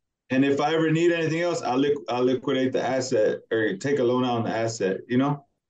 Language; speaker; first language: English; early bilingual, other home language; Spanish